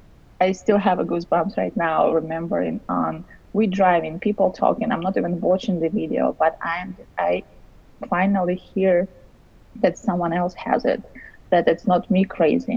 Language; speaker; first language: English; non-native, fluent; Russian